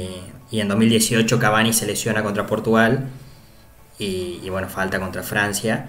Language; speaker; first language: Spanish; native; Spanish